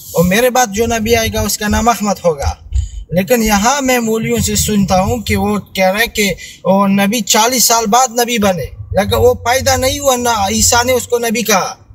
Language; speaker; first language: Urdu; non-native, local second language; Pashto